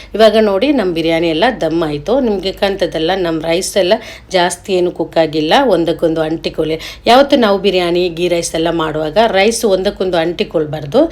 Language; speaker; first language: Kannada; non-native, local second language; Malayalam